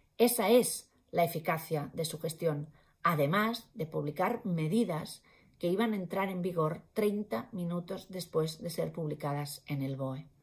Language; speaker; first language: Spanish; non-native, local second language; Catalan